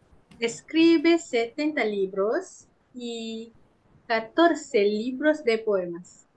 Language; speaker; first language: Spanish; non-native, learner; Malay